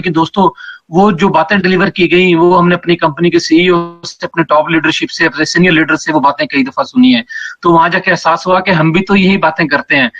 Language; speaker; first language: Urdu; non-native, local second language; Punjabi